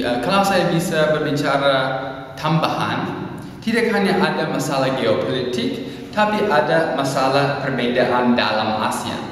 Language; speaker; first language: Indonesian; non-native, learner; English